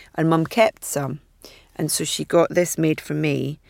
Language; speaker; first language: English; native; English